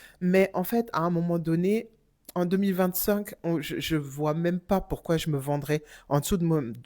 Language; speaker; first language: French; non-native, fluent; German